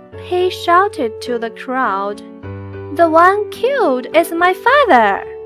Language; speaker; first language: English; non-native, fluent; Chinese